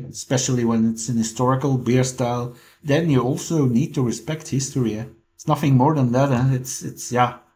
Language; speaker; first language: English; non-native, fluent; Dutch